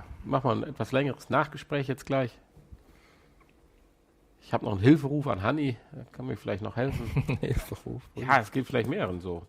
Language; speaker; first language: German; native; German